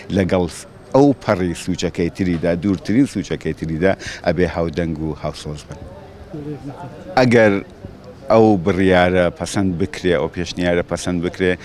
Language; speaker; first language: Central Kurdish; non-native, local second language; Gurani